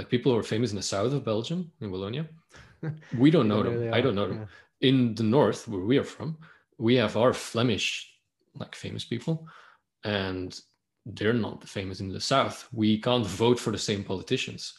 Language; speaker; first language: English; non-native, fluent; Dutch